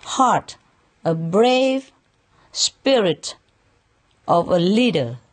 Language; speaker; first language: English; non-native, fluent; Vietnamese